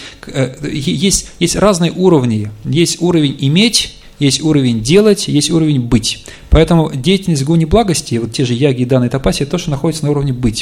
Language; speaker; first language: Russian; native; Russian